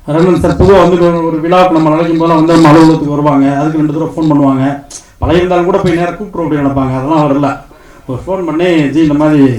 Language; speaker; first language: Tamil; native; Tamil